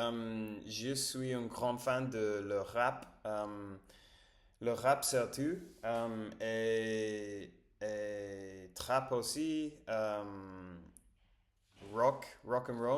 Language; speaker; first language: French; non-native, learner; Spanish